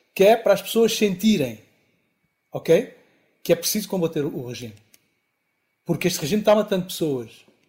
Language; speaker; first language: Portuguese; native; Portuguese